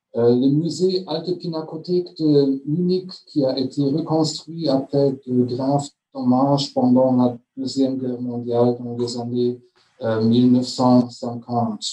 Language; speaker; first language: French; non-native, fluent; German